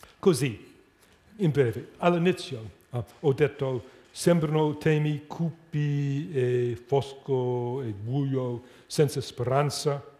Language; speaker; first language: Italian; non-native, fluent; English